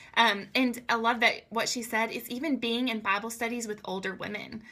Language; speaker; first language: English; native; English